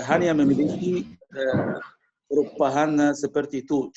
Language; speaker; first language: Indonesian; non-native, learner; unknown